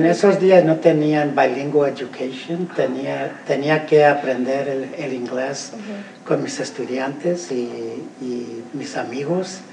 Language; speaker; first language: Spanish; early bilingual, heritage; Spanish